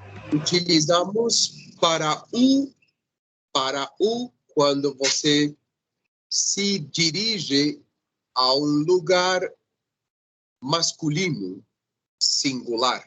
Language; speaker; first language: Portuguese; non-native, fluent; Spanish